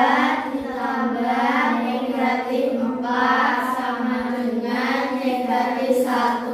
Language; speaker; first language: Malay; non-native, local second language; Javanese